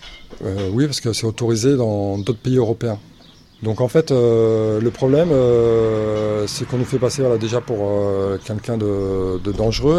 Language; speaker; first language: French; native; French